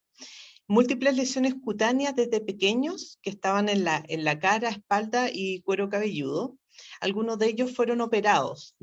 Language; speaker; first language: Spanish; native; Spanish